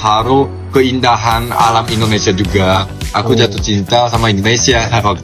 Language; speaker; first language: Indonesian; non-native, fluent; Japanese